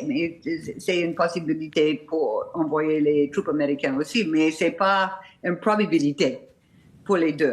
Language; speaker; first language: French; non-native, fluent; English